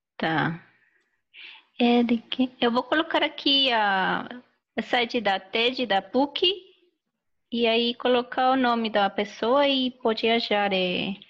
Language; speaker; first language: Portuguese; non-native, fluent; Spanish